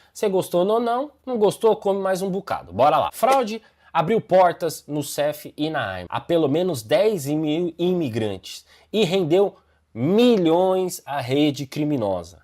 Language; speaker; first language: Portuguese; native; Portuguese